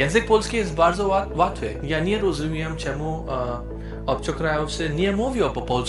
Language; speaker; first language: Polish; non-native, learner; English